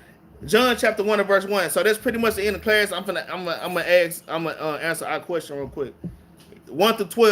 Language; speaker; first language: English; native; English